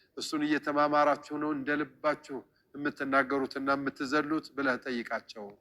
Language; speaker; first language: Amharic; native; Amharic